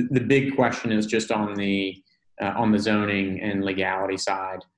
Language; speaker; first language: English; native; English